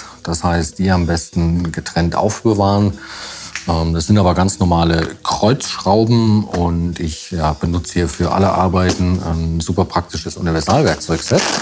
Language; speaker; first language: German; native; German